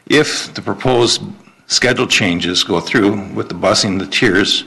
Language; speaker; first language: English; native; English